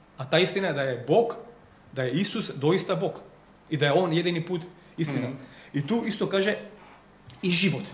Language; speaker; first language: Serbian; non-native, fluent; Macedonian